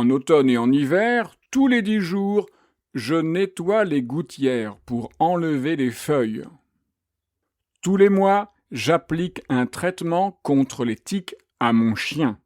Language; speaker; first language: French; native; French